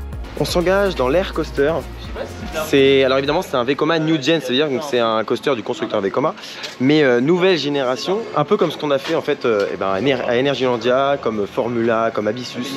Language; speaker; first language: French; native; French